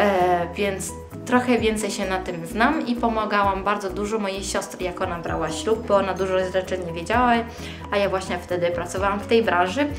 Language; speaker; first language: Polish; early bilingual, heritage; Polish